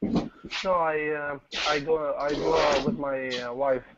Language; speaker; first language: English; non-native, learner; Arabic